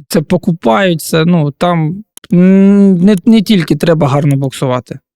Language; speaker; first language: Ukrainian; non-native, local second language; Russian